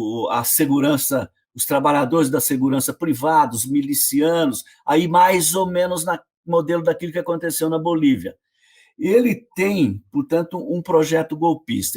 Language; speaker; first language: Portuguese; native; Portuguese